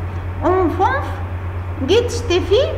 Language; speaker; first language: German; non-native, fluent; Arabic